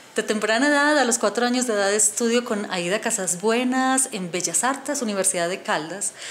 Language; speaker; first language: Spanish; native; Spanish